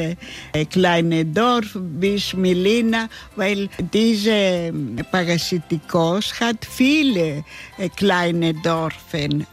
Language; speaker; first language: German; non-native, learner; Greek